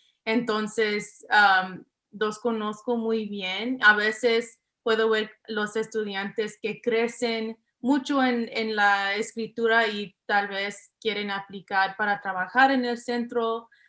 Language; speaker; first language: Spanish; early bilingual, heritage; English